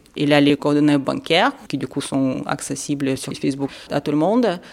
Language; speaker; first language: French; non-native, fluent; Ukrainian